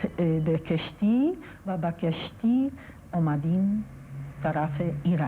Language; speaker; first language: Persian; non-native, fluent; Polish